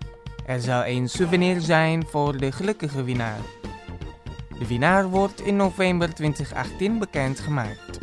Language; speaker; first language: Dutch; non-native, fluent; Indonesian